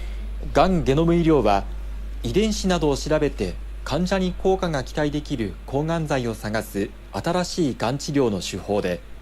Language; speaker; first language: Japanese; native; Japanese